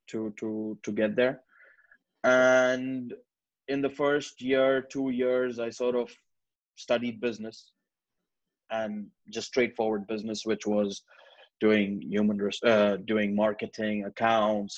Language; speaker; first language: English; non-native, local second language; Urdu